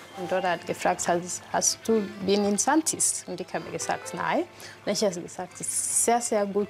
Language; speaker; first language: German; non-native, learner; Swahili